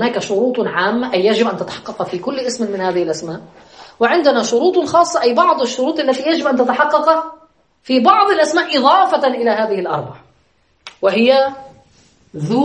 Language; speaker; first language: Arabic; native; Arabic